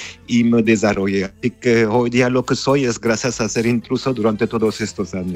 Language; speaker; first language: Spanish; non-native, fluent; Armenian